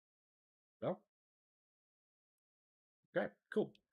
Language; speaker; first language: English; native; English